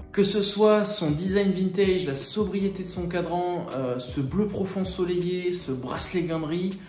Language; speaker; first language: French; native; French